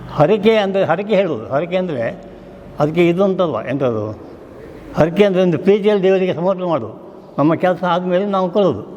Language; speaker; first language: Kannada; non-native, local second language; Konkani